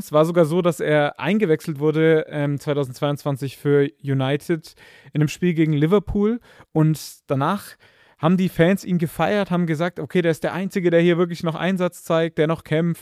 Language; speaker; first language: German; native; German